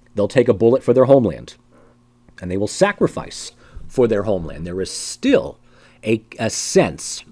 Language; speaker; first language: English; native; English